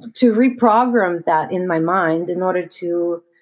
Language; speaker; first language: English; non-native, fluent; Russian